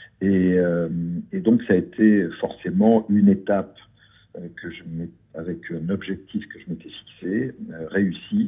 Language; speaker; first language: French; native; French